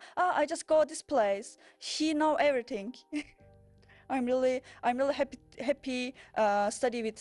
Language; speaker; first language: English; non-native, learner; Turkish